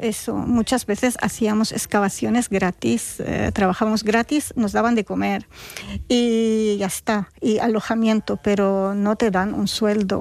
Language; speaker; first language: Spanish; non-native, fluent; Arabic